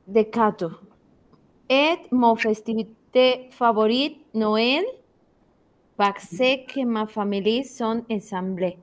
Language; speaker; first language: French; non-native, learner; Spanish